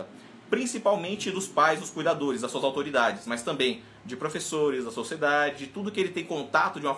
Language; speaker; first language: Portuguese; native; Portuguese